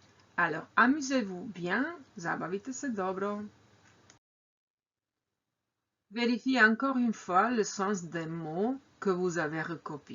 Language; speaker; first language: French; non-native, fluent; Croatian